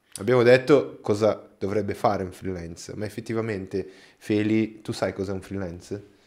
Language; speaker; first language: Italian; non-native, fluent; Portuguese